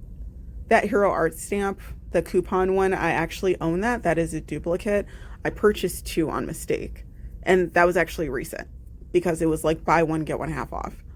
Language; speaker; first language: English; native; English